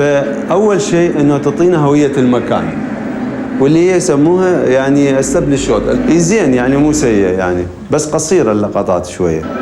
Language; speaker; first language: Arabic; native; Arabic